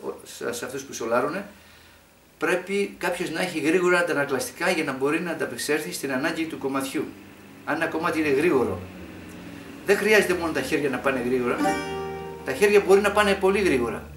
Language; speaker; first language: Greek; native; Greek